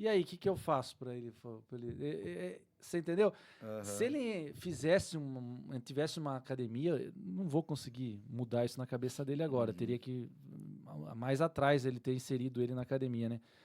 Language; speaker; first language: Portuguese; native; Portuguese